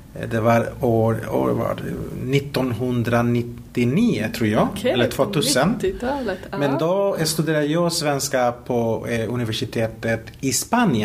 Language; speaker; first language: Swedish; non-native, fluent; Spanish